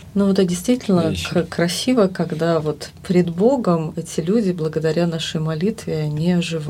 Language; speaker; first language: Russian; native; Russian